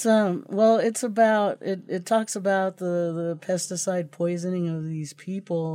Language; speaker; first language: English; early bilingual, other home language; Spanish